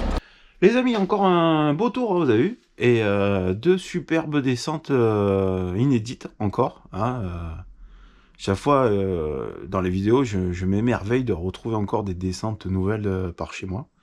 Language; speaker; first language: French; native; French